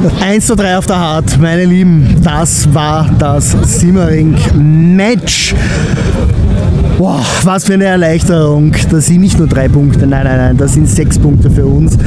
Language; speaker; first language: German; native; German